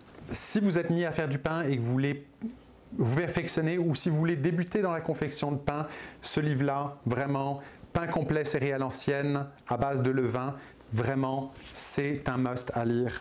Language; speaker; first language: French; native; French